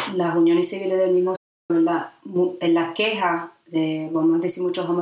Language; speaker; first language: Spanish; early bilingual, heritage; Spanish